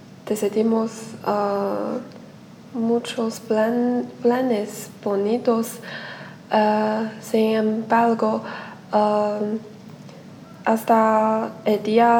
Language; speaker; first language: Spanish; non-native, learner; Chinese